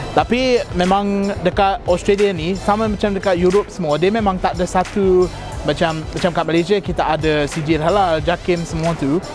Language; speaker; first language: Malay; non-native, fluent; English